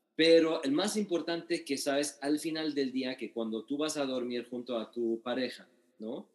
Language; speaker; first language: Spanish; non-native, fluent; Arabic